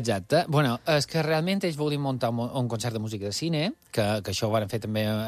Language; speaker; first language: Catalan; native; Catalan